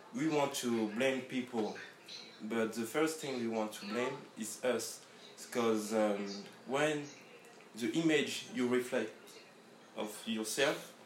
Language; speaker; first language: English; non-native, learner; French